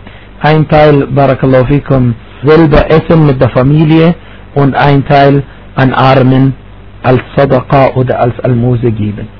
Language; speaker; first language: German; non-native, fluent; Arabic